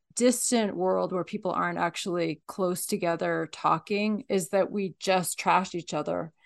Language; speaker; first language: English; native; English